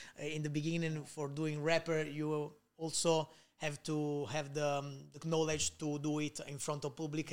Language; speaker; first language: English; non-native, learner; Italian